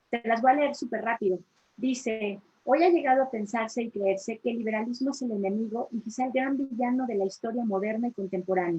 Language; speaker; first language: Spanish; native; Spanish